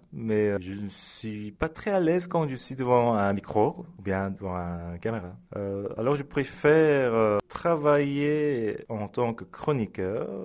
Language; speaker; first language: French; early bilingual, other home language; Korean